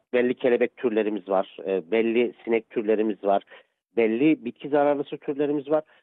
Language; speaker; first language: Turkish; native; Turkish